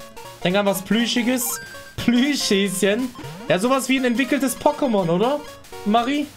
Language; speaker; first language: German; native; German